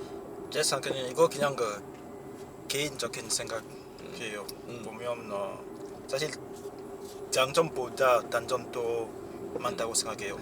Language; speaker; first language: Korean; non-native, learner; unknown